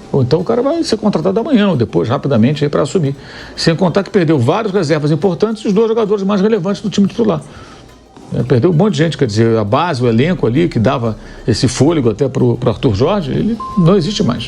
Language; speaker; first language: Portuguese; native; Portuguese